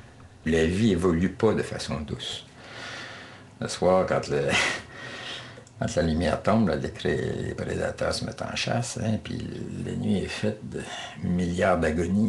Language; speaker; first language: French; native; French